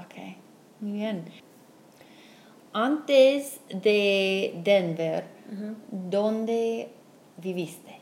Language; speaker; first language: Spanish; non-native, fluent; English